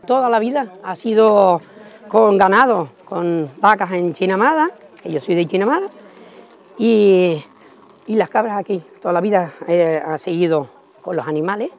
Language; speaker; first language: Spanish; native; Spanish